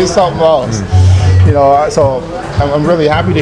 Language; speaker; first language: English; native; English